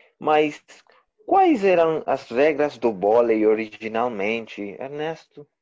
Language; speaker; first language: Portuguese; non-native, learner; Spanish